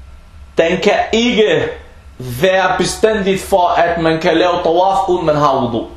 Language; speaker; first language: Danish; early bilingual, other home language; Arabic